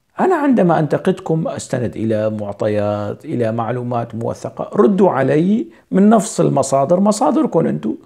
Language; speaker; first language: Arabic; non-native, local second language; Kurdish